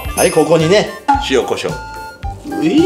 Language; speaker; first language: Japanese; native; Japanese